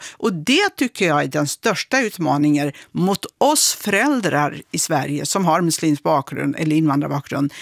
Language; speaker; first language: Swedish; non-native, fluent; Kurdish